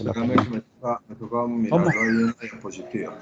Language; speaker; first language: Spanish; native; Spanish